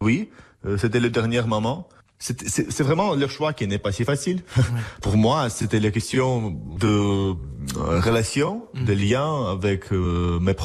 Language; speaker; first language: French; non-native, fluent; Russian